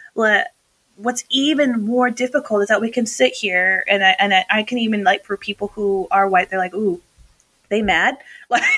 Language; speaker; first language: English; native; English